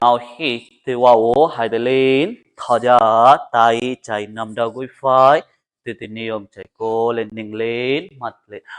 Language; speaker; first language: Vietnamese; non-native, learner; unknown